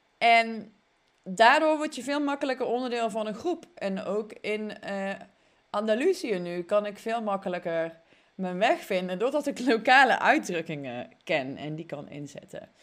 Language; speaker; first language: Dutch; native; Dutch